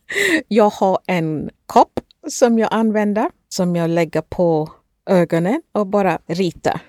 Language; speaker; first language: Swedish; non-native, fluent; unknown